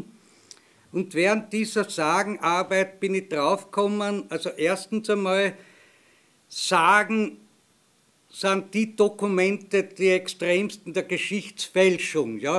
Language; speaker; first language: German; native; German